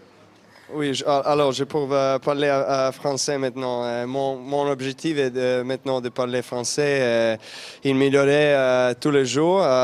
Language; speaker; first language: French; non-native, learner; Serbian